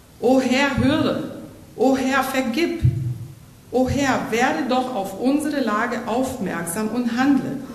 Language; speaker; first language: German; native; German